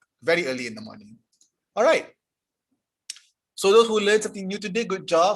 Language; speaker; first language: English; non-native, local second language; Malay